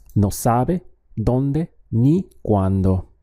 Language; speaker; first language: Spanish; non-native, fluent; English